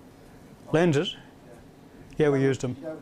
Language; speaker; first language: English; native; English